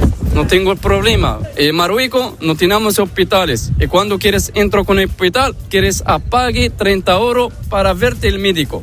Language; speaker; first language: Spanish; non-native, learner; Arabic